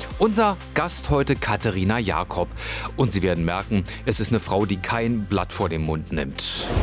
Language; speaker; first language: German; native; German